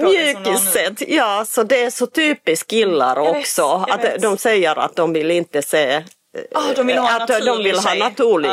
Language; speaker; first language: Swedish; non-native, fluent; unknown